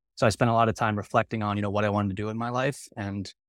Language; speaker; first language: English; native; English